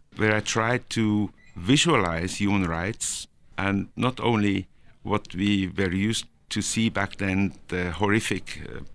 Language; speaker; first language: English; non-native, fluent; Norwegian